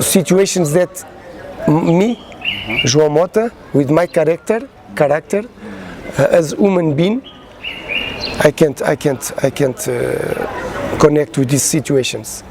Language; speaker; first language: English; non-native, learner; Portuguese